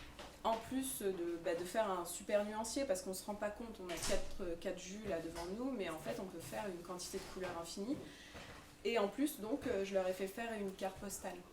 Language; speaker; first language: French; native; French